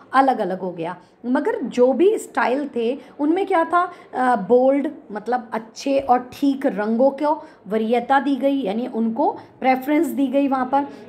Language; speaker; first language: Hindi; native; Hindi